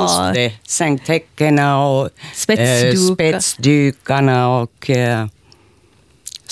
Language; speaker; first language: Swedish; non-native, local second language; Finnish